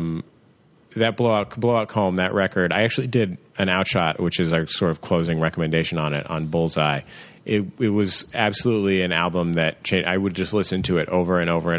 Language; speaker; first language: English; native; English